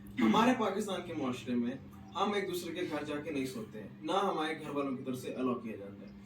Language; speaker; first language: Urdu; non-native, local second language; Punjabi